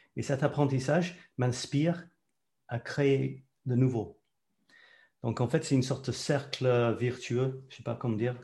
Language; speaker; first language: French; non-native, fluent; English